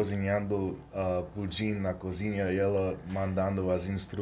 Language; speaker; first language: Portuguese; non-native, fluent; English